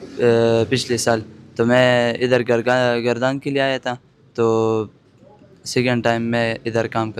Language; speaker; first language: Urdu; non-native, local second language; Pashto